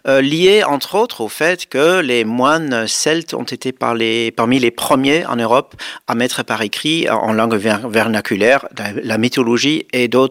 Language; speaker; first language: French; non-native, fluent; Dutch